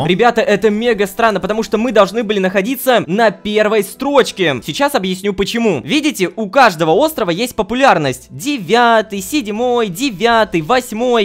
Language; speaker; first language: Russian; native; Russian